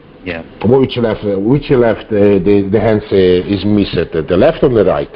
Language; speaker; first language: English; non-native, learner; Italian